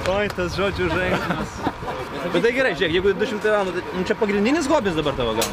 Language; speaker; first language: Lithuanian; native; Lithuanian